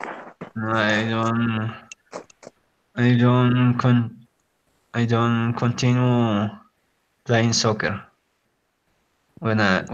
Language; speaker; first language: English; non-native, learner; Spanish